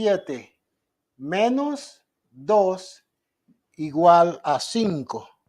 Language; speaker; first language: Spanish; native; Spanish